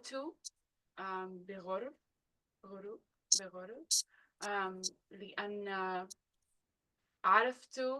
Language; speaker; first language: Arabic; non-native, learner; English